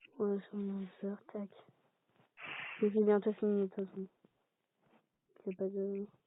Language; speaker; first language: French; native; French